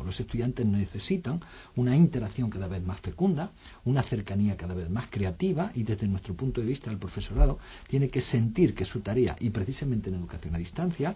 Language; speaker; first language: Spanish; native; Spanish